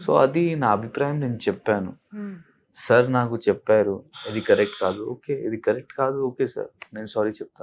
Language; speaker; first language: Telugu; non-native, local second language; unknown